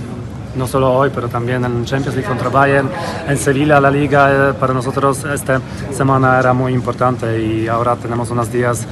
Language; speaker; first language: Spanish; non-native, fluent; Polish